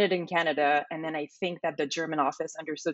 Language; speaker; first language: English; native; English